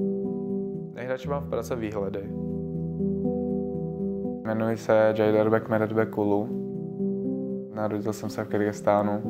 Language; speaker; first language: Czech; early bilingual, other home language; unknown